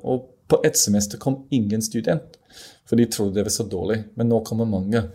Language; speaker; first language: Norwegian; non-native, fluent; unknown